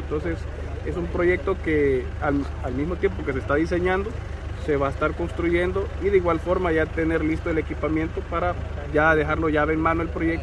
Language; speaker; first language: Spanish; native; Spanish